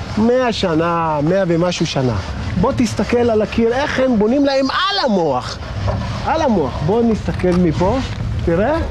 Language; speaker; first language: Hebrew; non-native, local second language; Arabic